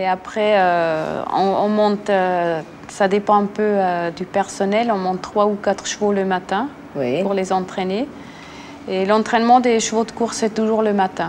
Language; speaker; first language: French; non-native, local second language; Swiss German